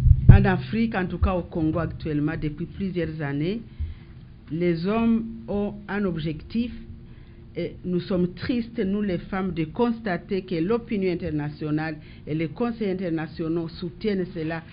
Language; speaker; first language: French; non-native, local second language; Swahili